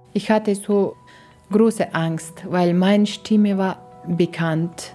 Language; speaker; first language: German; non-native, learner; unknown